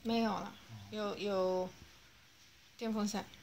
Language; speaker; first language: Chinese; native; Chinese